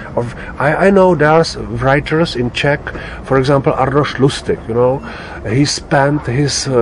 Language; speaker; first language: English; non-native, fluent; Czech